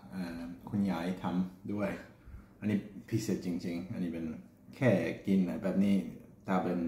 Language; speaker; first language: Thai; non-native, learner; Polish